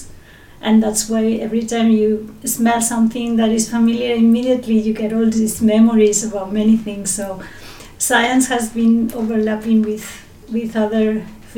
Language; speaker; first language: English; non-native, fluent; Spanish